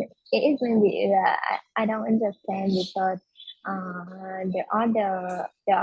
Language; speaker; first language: English; non-native, learner; Vietnamese